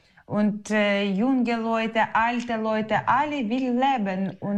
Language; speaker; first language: German; non-native, learner; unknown